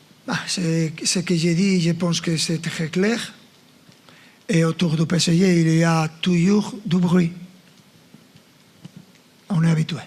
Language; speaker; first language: French; non-native, fluent; Spanish